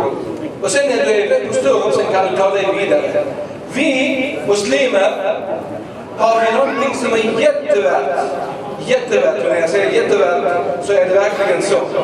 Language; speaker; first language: Swedish; early bilingual, other home language; Arabic